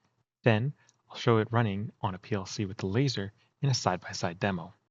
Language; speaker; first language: English; native; English